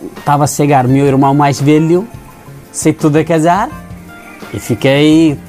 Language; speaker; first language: Portuguese; non-native, learner; Nepali